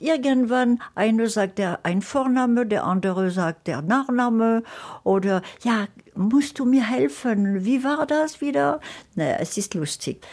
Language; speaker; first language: German; non-native, fluent; French